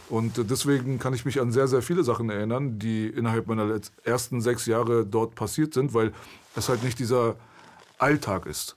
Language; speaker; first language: German; early bilingual, other home language; Persian